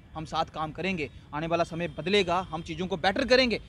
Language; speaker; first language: Hindi; native; Hindi